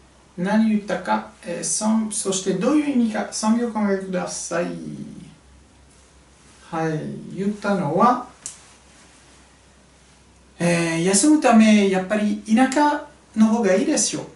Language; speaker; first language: Japanese; non-native, fluent; French